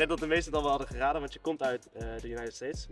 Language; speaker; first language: Dutch; native; Dutch